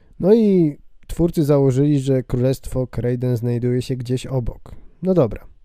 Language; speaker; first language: Polish; native; Polish